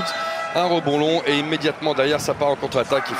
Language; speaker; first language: French; native; French